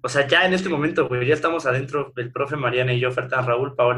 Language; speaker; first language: Spanish; native; Spanish